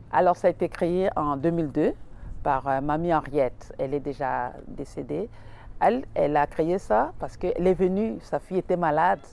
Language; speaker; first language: French; non-native, local second language; Lingala